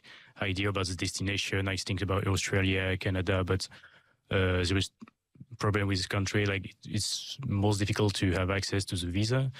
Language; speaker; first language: English; non-native, learner; French